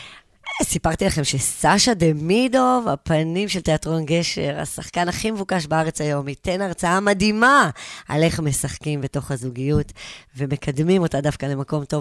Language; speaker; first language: Hebrew; native; Hebrew